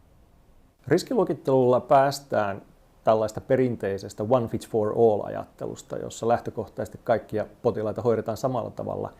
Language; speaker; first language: Finnish; native; Finnish